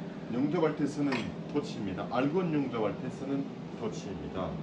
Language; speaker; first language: Korean; non-native, learner; French